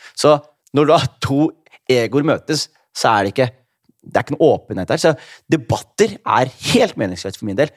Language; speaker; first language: Norwegian; early bilingual, other home language; Somali